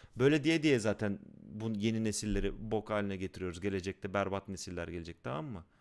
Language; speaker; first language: Turkish; native; Turkish